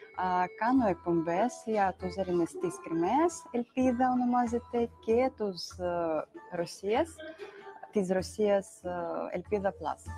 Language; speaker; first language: Greek; early bilingual, heritage; Greek